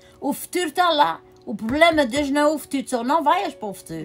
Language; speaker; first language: Portuguese; native; Portuguese